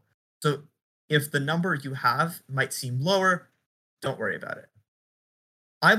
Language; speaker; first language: English; native; English